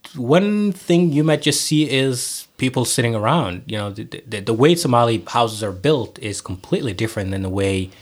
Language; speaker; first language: English; non-native, fluent; Somali